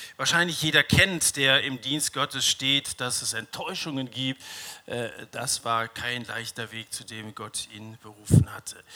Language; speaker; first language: German; native; German